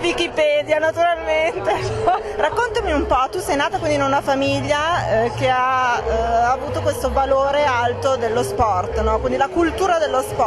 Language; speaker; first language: Italian; native; Italian